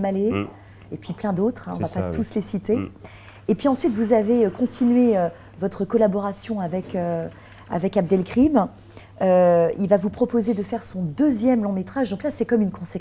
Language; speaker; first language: French; native; French